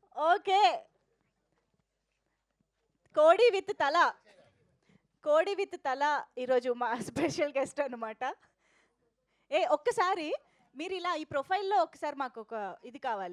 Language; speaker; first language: Telugu; native; Telugu